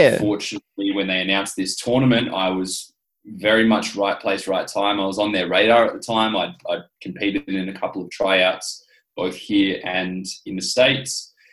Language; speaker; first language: English; native; English